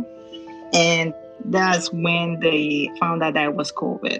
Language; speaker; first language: English; non-native, local second language; Yoruba